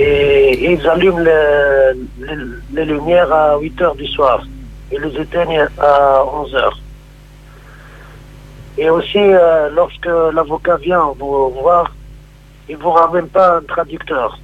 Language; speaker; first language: French; non-native, local second language; Arabic